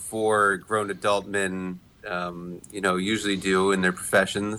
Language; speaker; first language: English; native; English